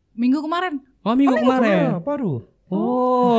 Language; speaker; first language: Indonesian; native; Indonesian